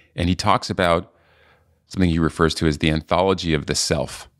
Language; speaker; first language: English; native; English